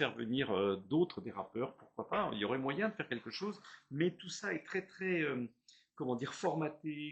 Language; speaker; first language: French; native; French